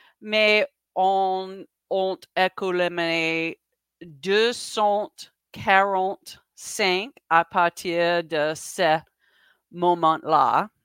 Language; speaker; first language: French; non-native, learner; English